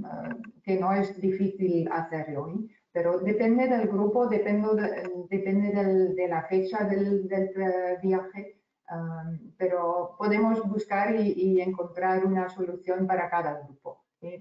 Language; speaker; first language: Spanish; non-native, fluent; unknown